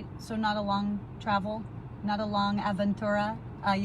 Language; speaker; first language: English; native; English